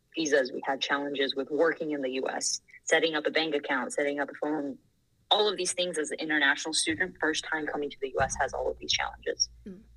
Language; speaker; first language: English; non-native, fluent; Thai